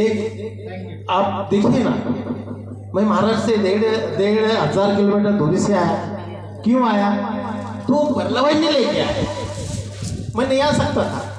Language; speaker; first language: Hindi; non-native, local second language; Marathi